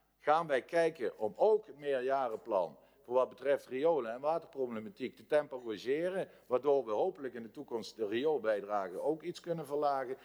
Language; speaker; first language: Dutch; native; Dutch